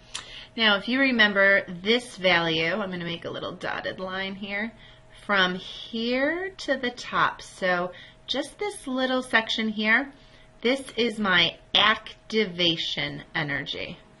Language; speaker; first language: English; native; English